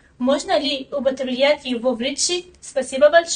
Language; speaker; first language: Russian; non-native, learner; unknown